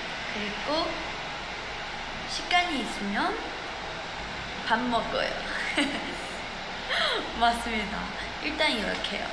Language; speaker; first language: Korean; non-native, fluent; Chinese